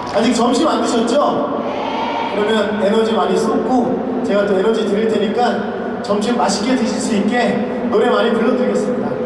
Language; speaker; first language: Korean; native; Korean